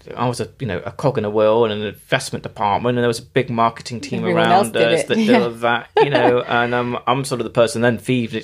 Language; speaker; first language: English; native; English